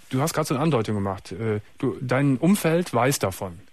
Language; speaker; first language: German; native; German